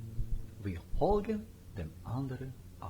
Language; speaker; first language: German; non-native, fluent; Bosnian